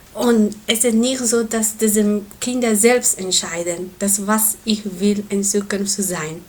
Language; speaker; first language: German; non-native, learner; Persian